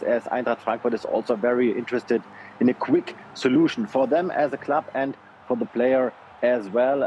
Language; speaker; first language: English; non-native, fluent; German